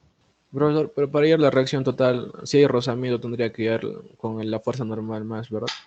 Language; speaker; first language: Spanish; native; Spanish